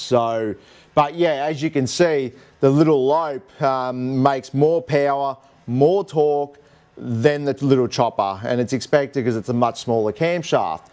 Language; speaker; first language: English; native; English